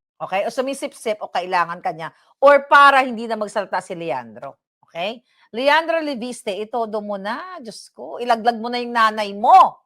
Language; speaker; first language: Filipino; non-native, local second language; Cebuano